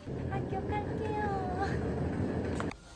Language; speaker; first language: Korean; non-native, learner; Japanese